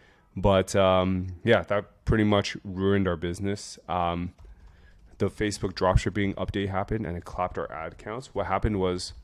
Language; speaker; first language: English; native; English